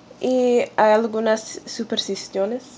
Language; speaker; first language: Spanish; non-native, learner; English